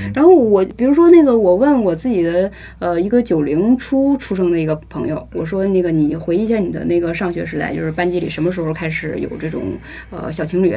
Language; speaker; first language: Chinese; native; Chinese